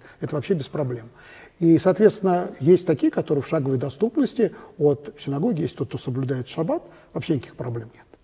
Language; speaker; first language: Russian; native; Russian